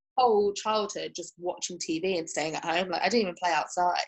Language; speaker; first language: English; native; English